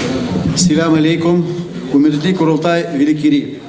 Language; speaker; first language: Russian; native; Russian